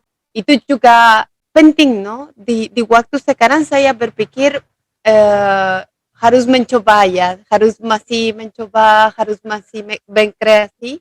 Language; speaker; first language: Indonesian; non-native, fluent; Spanish